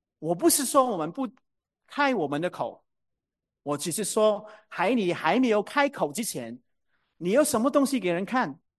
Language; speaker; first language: Chinese; non-native, local second language; Cantonese